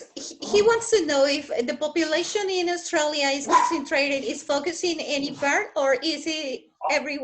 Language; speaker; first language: English; non-native, fluent; Spanish